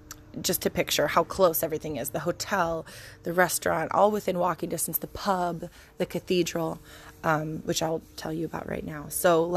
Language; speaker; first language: English; native; English